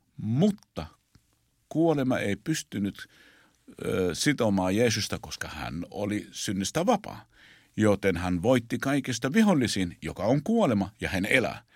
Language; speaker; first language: Finnish; non-native, fluent; Arabic